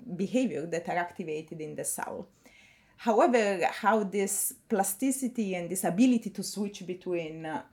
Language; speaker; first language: English; non-native, fluent; Italian